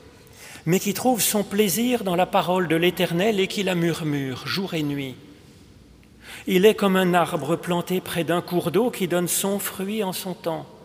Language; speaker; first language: French; native; French